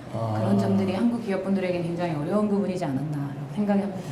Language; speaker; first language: Korean; native; Korean